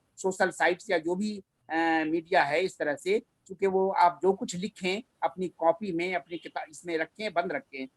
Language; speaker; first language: Urdu; native; Urdu